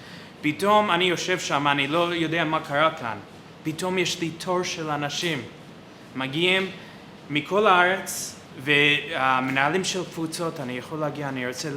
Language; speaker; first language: Hebrew; non-native, fluent; English